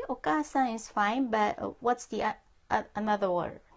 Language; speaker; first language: English; non-native, fluent; Japanese